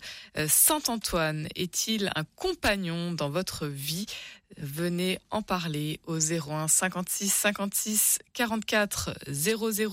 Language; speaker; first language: French; native; French